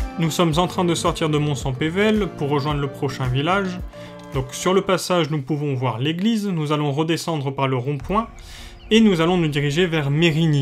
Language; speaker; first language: French; native; French